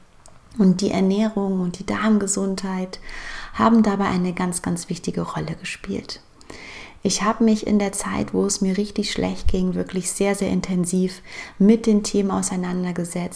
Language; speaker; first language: German; native; German